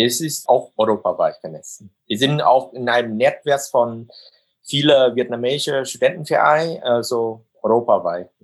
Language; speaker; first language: German; non-native, fluent; Vietnamese